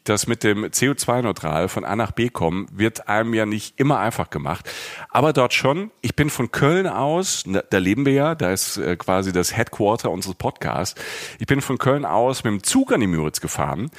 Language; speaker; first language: German; native; German